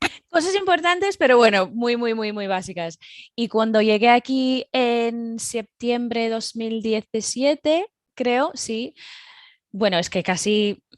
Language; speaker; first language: Spanish; non-native, fluent; English